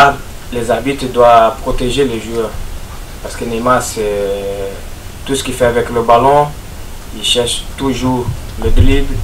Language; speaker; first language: French; non-native, fluent; Portuguese